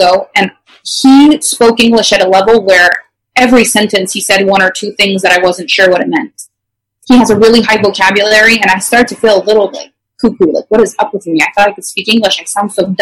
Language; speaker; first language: English; non-native, fluent; French